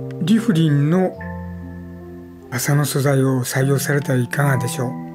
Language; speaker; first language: Japanese; native; Japanese